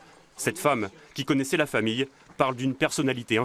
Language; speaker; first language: French; native; French